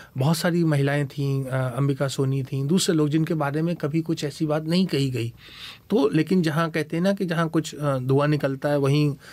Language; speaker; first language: Hindi; native; Hindi